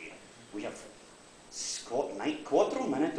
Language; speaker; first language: English; non-native, learner; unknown